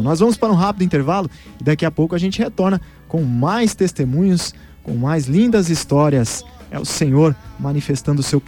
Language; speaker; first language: Portuguese; native; Portuguese